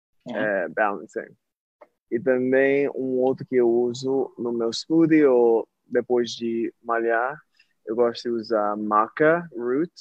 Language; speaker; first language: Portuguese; early bilingual, heritage; Portuguese